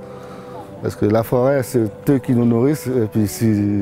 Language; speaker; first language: French; non-native, local second language; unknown